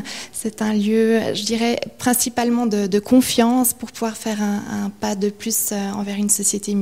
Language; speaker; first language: French; native; French